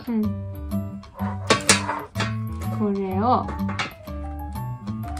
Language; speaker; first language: Japanese; native; Japanese